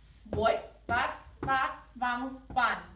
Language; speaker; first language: Spanish; non-native, fluent; English